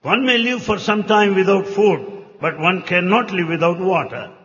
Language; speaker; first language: English; non-native, local second language; Telugu